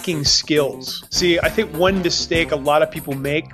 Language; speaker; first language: English; native; English